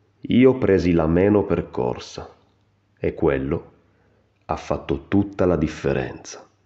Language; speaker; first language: Italian; native; Italian